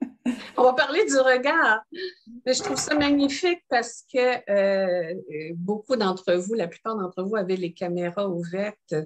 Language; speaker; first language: French; native; French